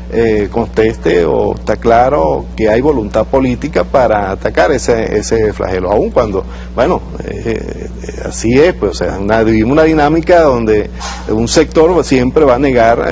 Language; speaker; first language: Spanish; native; Spanish